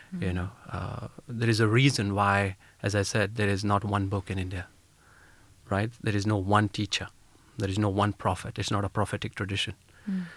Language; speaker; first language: English; non-native, local second language; Hindi